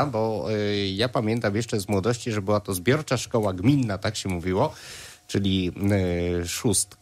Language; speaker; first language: Polish; native; Polish